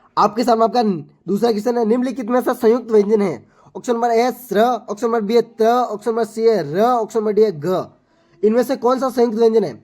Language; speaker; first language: Hindi; native; Hindi